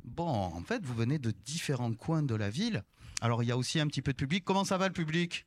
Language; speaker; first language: French; native; French